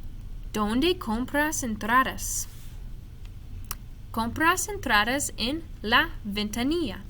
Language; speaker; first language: Spanish; non-native, fluent; English